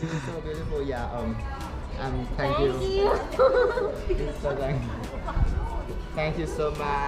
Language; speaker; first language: English; non-native, learner; Thai